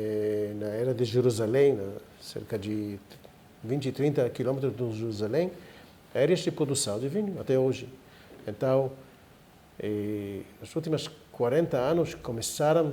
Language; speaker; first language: Portuguese; non-native, fluent; Hebrew